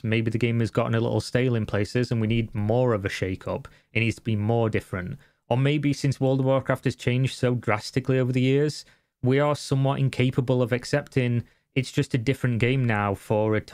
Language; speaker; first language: English; native; English